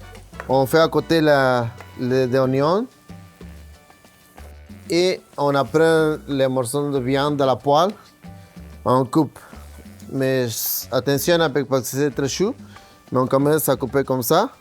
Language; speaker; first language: French; non-native, fluent; Spanish